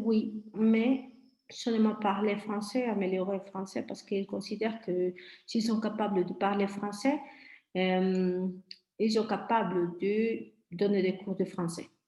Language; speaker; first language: French; non-native, fluent; Spanish